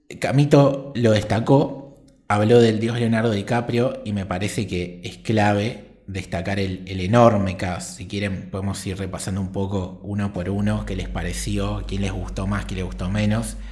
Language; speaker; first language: Spanish; native; Spanish